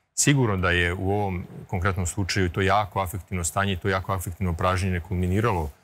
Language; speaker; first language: Serbian; native; Serbian